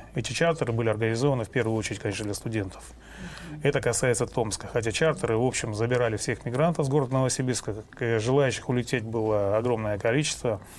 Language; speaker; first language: Russian; non-native, local second language; Kyrgyz